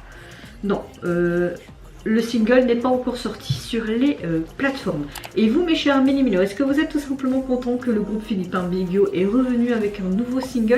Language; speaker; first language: French; native; French